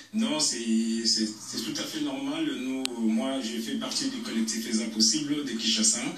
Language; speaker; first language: French; non-native, local second language; Lingala